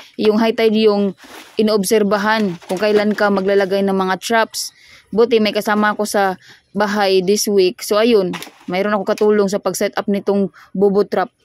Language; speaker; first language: Filipino; non-native, local second language; Cebuano